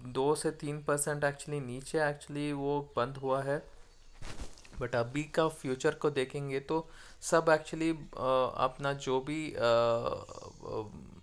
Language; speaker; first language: Hindi; non-native, local second language; Kannada